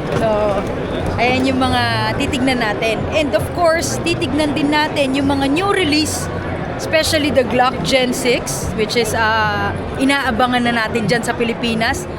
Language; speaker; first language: Filipino; native; Filipino